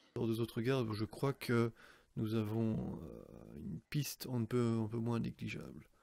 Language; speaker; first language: French; native; French